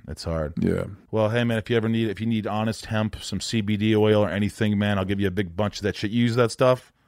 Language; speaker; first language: English; non-native, fluent; Swedish